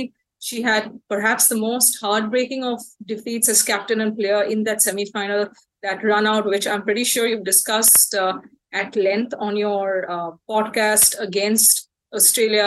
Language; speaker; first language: English; non-native, local second language; Bangla